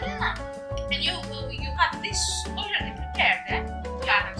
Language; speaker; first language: English; non-native, learner; Indonesian